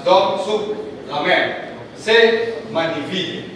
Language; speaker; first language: French; non-native, learner; Indonesian